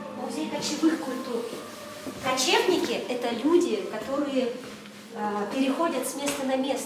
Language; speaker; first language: Russian; native; Russian